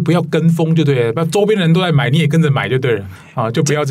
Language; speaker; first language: Chinese; native; Chinese